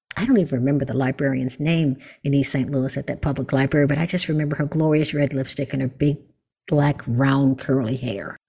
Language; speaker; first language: English; native; English